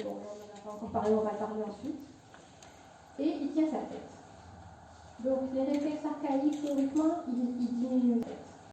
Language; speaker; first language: French; non-native, local second language; Arabic